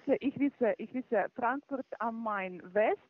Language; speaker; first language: German; non-native, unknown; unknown